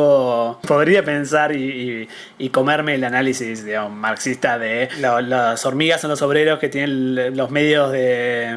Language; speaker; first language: Spanish; native; Spanish